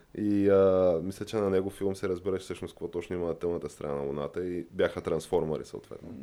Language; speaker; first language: Bulgarian; native; Bulgarian